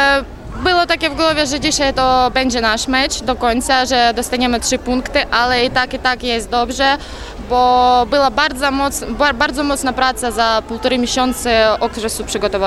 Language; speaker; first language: Polish; non-native, fluent; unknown